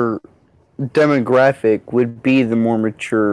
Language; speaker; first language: English; native; English